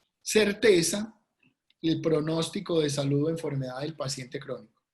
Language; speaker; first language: Spanish; native; Spanish